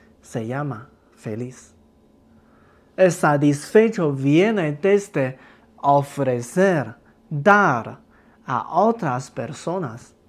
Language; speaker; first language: Spanish; non-native, learner; Chinese